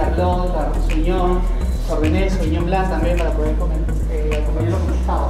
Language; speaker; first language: Spanish; native; Spanish